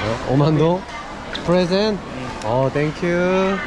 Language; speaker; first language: Korean; native; Korean